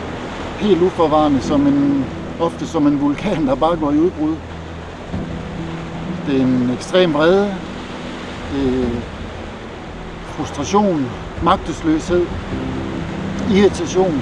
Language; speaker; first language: Danish; native; Danish